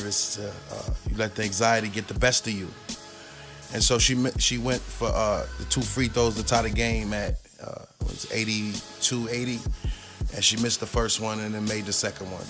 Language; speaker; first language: English; native; English